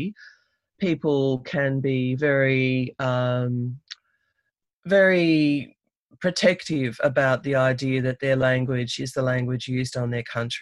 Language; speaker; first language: English; native; English